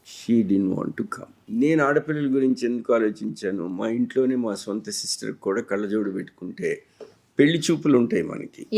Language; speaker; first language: Telugu; native; Telugu